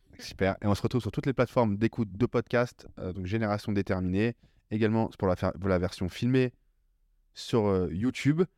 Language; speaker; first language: French; native; French